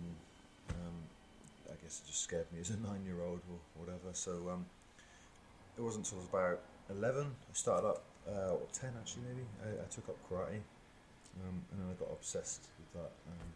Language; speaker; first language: English; native; English